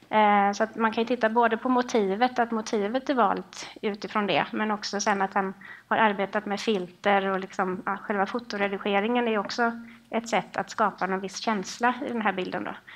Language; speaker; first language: Swedish; native; Swedish